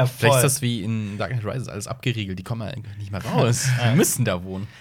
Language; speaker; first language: German; native; German